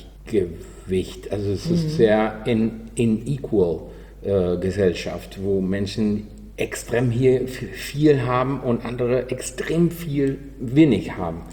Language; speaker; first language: German; non-native, learner; Spanish